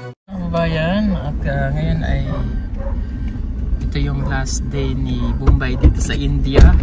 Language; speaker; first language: Filipino; native; Filipino